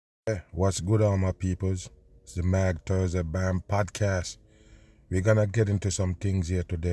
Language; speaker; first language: English; native; English